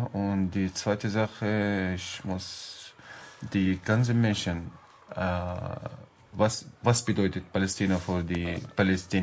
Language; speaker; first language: German; non-native, learner; Arabic